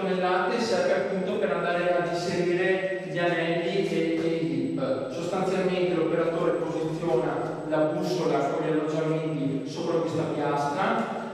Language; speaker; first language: Italian; native; Italian